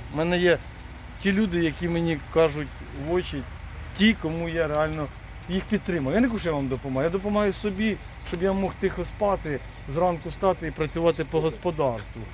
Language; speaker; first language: Ukrainian; non-native, local second language; Russian